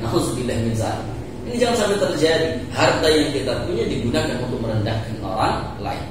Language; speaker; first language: Indonesian; native; Indonesian